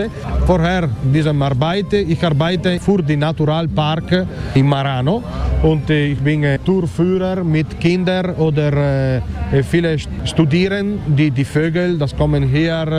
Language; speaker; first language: German; non-native, learner; Italian